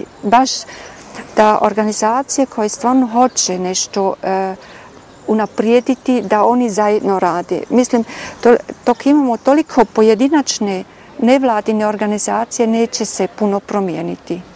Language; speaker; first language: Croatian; non-native, fluent; German